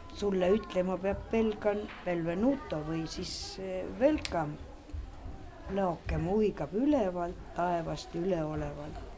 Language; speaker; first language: Estonian; native; Estonian